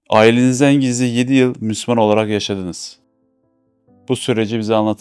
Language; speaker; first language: Turkish; native; Turkish